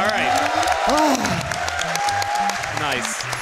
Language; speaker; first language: English; native; English